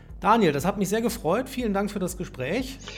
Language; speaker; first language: German; native; German